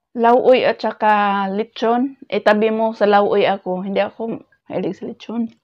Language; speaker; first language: Filipino; non-native, local second language; Cebuano